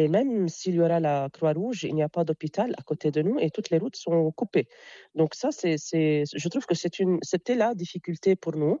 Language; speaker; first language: French; non-native, local second language; Arabic